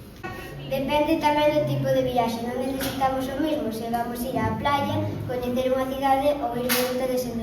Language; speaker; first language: Galician; non-native, local second language; Spanish